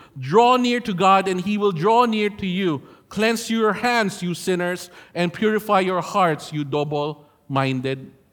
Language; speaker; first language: English; non-native, local second language; Filipino